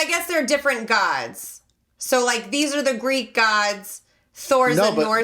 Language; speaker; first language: English; native; English